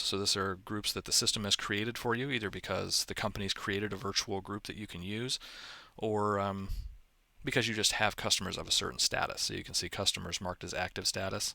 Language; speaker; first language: English; native; English